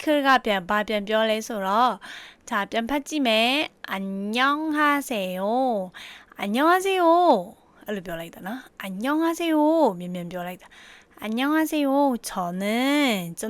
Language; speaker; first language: Burmese; native; Burmese